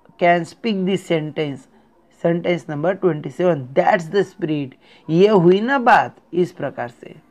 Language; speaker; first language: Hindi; non-native, local second language; Marathi